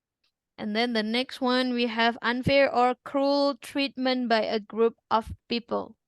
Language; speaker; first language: English; non-native, fluent; Indonesian